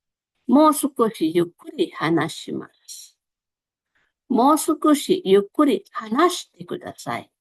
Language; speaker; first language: Japanese; non-native, fluent; Filipino